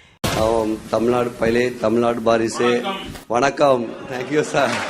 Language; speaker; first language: Hindi; non-native, local second language; Tamil